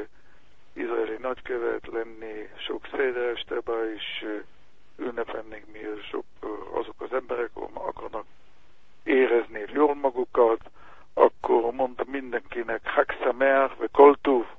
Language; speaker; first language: Hungarian; non-native, learner; Hebrew